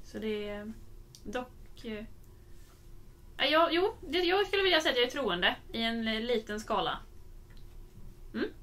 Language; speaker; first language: Swedish; native; Swedish